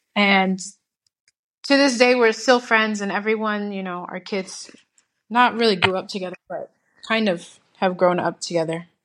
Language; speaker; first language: English; native; English